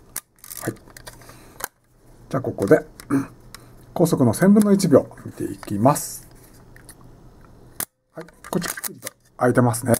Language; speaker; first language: Japanese; native; Japanese